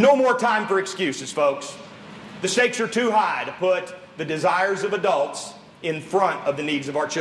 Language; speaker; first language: English; native; English